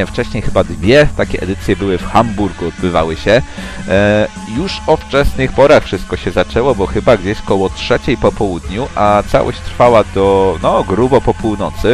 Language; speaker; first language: Polish; native; Polish